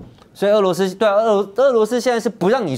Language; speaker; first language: Chinese; native; Chinese